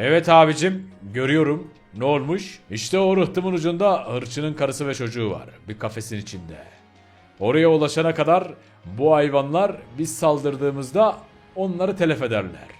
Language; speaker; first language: Turkish; native; Turkish